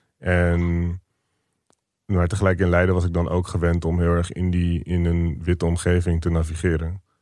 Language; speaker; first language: Dutch; native; Dutch